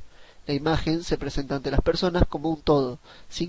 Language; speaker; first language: Spanish; native; Spanish